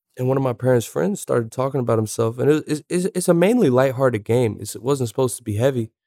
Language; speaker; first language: English; native; English